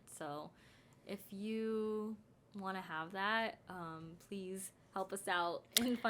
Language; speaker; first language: English; native; English